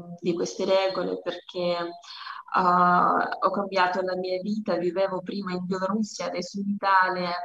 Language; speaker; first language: Italian; non-native, learner; Russian